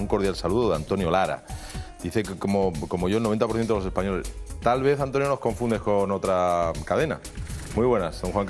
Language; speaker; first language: Spanish; native; Spanish